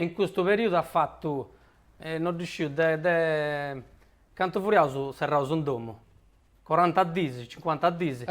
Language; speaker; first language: Italian; native; Italian